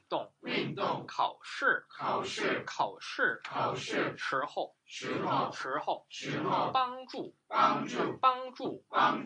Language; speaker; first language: Chinese; non-native, fluent; Korean